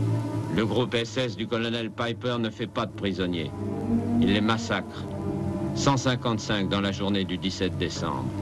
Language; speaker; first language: French; native; French